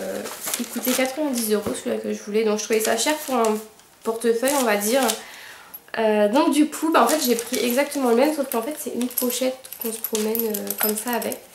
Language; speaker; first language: French; native; French